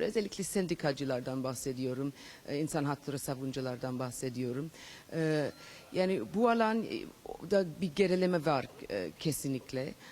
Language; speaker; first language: Turkish; non-native, fluent; English